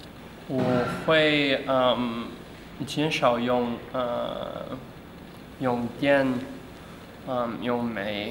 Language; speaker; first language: Chinese; non-native, learner; English